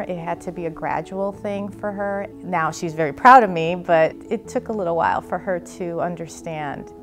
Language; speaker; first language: English; early bilingual, other home language; Spanish